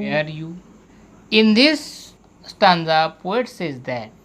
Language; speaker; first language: English; non-native, local second language; Marathi